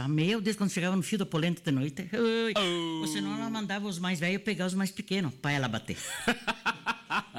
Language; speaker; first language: Portuguese; non-native, local second language; Italian